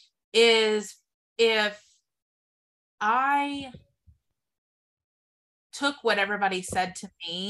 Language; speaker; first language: English; native; English